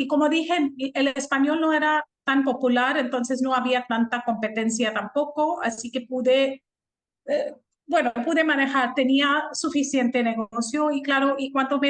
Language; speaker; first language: Spanish; non-native, fluent; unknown